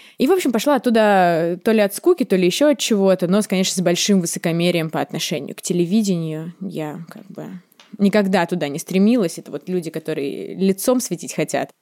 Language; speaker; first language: Russian; native; Russian